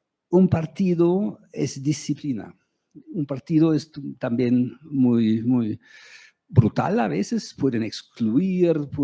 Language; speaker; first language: Spanish; non-native, fluent; German